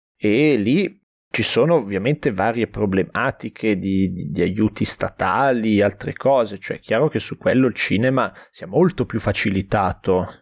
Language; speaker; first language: Italian; native; Italian